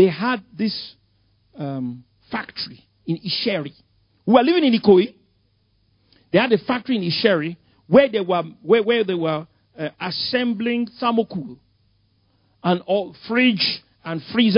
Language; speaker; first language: English; non-native, local second language; Yoruba